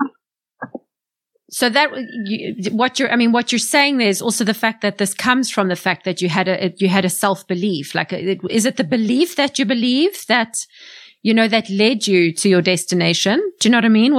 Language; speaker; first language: English; native; English